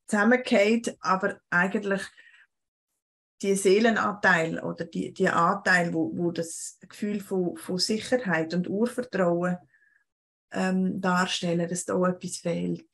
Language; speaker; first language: German; native; German